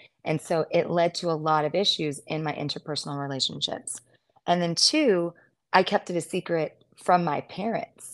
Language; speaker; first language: English; native; English